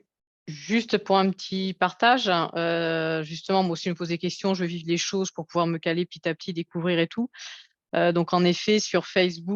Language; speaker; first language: French; native; French